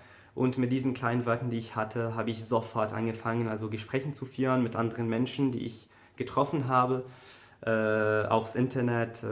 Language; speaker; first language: German; non-native, fluent; English